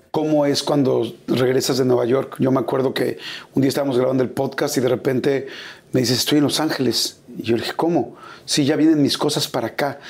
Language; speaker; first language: Spanish; native; Spanish